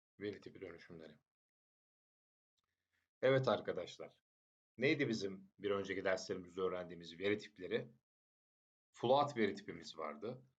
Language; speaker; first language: Turkish; native; Turkish